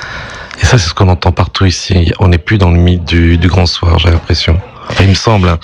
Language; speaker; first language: French; native; French